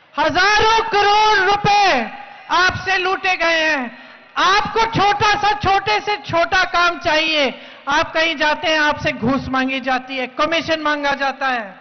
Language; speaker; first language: Hindi; native; Hindi